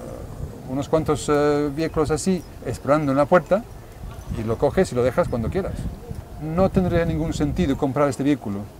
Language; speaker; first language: Spanish; non-native, fluent; English